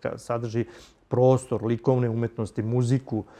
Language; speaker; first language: Serbian; native; Serbian